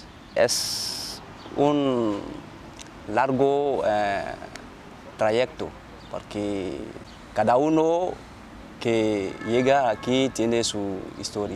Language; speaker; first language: Spanish; non-native, learner; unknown